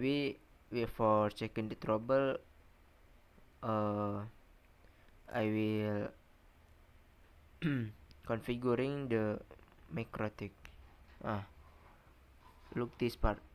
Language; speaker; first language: English; non-native, learner; Indonesian